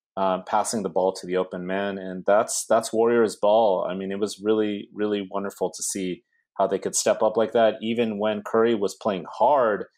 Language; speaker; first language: English; native; English